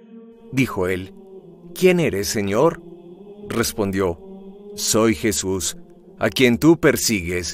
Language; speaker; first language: Spanish; native; Spanish